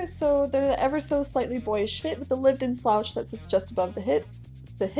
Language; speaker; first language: English; native; English